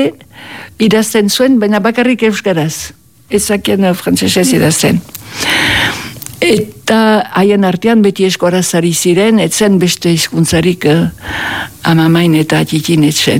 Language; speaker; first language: Basque; native; Basque